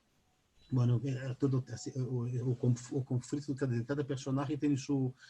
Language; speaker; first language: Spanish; non-native, fluent; Portuguese